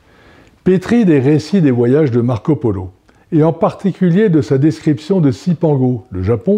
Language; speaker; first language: French; native; French